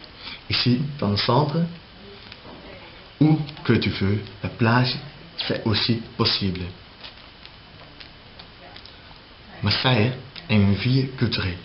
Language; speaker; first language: French; non-native, learner; Dutch